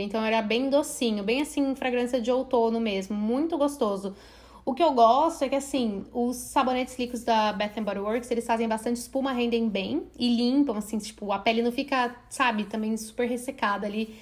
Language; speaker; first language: Portuguese; native; Portuguese